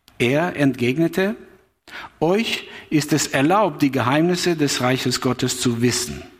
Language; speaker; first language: German; non-native, fluent; Albanian